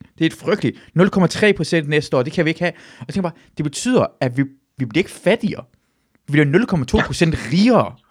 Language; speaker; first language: Danish; early bilingual, other home language; Persian